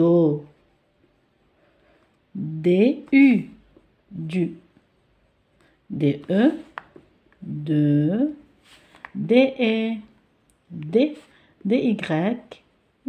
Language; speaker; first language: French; non-native, local second language; Arabic